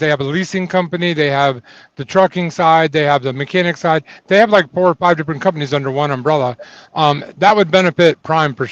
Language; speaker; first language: English; native; English